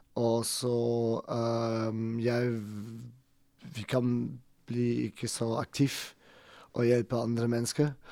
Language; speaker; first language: Norwegian; non-native, learner; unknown